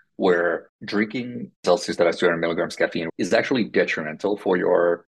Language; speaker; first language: English; non-native, fluent; Finnish